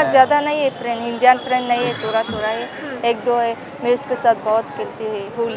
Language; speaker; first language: Hindi; non-native, learner; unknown